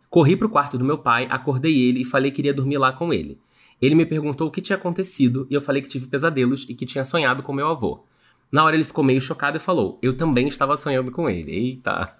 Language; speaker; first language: Portuguese; native; Portuguese